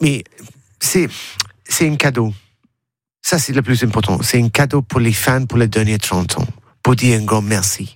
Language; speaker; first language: French; non-native, learner; English